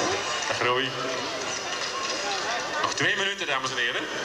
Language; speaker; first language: Dutch; native; Dutch